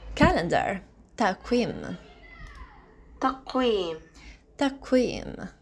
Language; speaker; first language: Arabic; non-native, learner; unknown